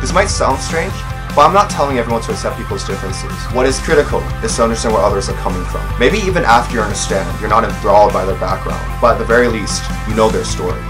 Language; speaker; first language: English; native; English